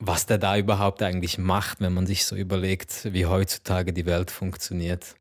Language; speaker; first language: German; native; German